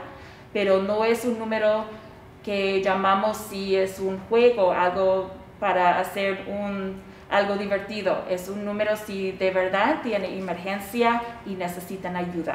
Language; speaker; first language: Spanish; early bilingual, heritage; Spanish